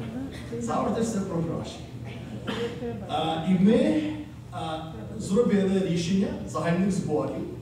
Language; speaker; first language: Ukrainian; early bilingual, heritage; Ukrainian